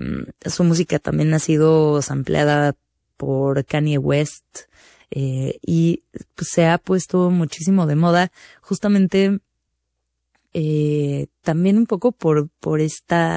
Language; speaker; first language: Spanish; native; Spanish